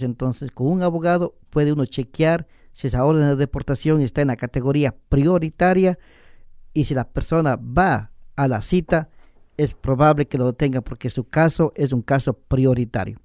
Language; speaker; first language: Spanish; native; Spanish